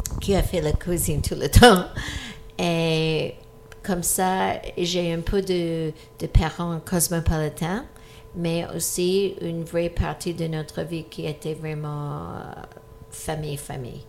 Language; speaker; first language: French; non-native, fluent; English